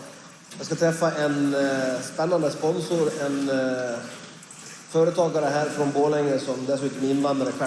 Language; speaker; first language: Swedish; native; Swedish